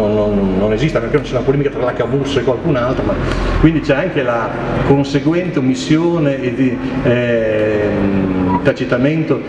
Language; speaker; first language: Italian; native; Italian